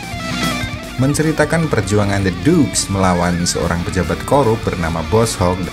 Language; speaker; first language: Indonesian; native; Indonesian